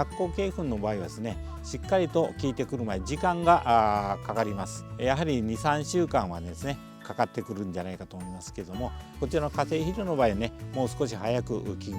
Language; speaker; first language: Japanese; native; Japanese